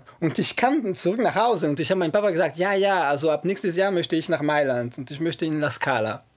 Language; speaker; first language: German; non-native, fluent; Italian